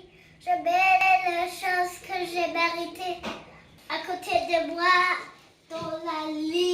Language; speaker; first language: French; early bilingual, heritage; English